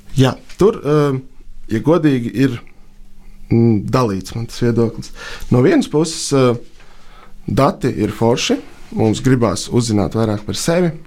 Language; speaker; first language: Latvian; native; Latvian